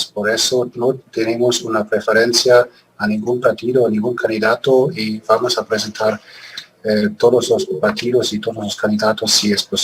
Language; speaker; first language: Spanish; non-native, fluent; German